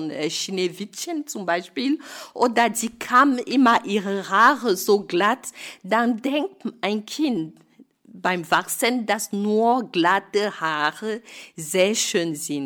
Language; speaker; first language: German; non-native, fluent; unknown